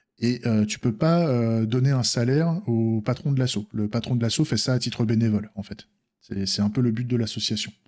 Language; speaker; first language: French; native; French